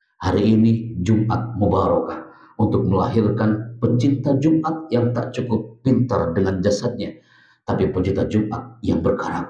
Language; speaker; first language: Indonesian; native; Indonesian